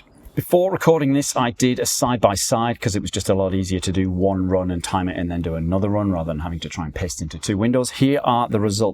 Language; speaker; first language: English; native; English